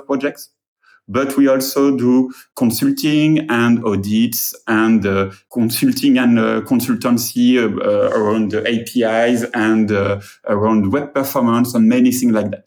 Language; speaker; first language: English; non-native, fluent; French